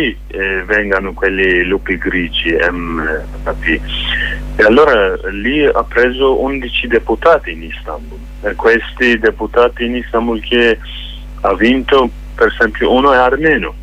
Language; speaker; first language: Italian; non-native, fluent; Kurdish